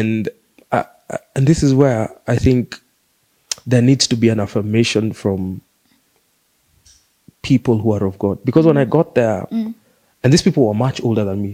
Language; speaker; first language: English; non-native, local second language; Swahili